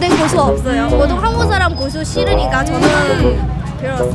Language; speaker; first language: Korean; non-native, learner; Vietnamese